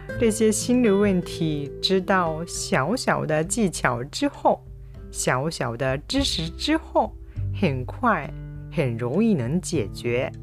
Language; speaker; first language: Chinese; non-native, fluent; Japanese